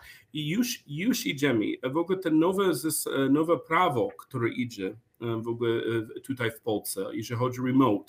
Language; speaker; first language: Polish; non-native, learner; English